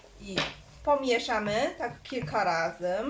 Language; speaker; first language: Polish; non-native, learner; Chinese